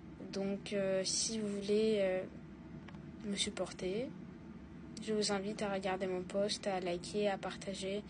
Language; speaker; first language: French; non-native, fluent; Russian